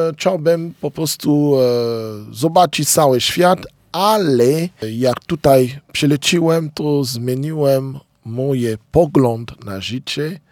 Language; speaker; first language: Polish; non-native, fluent; Lingala